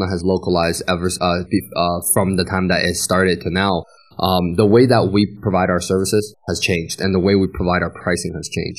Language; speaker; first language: English; native; English